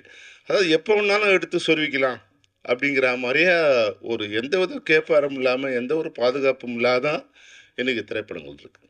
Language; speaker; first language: Tamil; native; Tamil